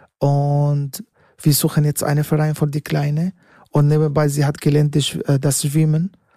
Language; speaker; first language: German; non-native, learner; Arabic